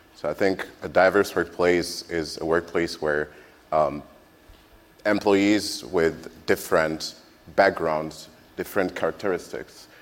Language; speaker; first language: English; non-native, fluent; French